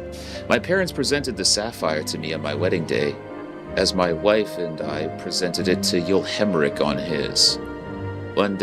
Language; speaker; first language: English; native; English